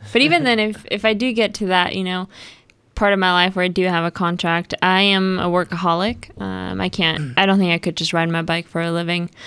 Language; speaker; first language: English; early bilingual, other home language; Spanish